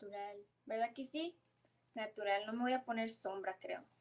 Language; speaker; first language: Spanish; early bilingual, heritage; Spanish